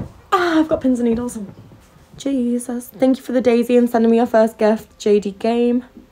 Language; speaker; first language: English; native; English